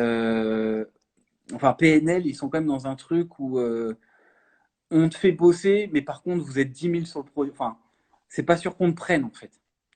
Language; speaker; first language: French; native; French